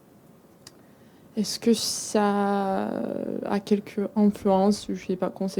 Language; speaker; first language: French; non-native, fluent; Russian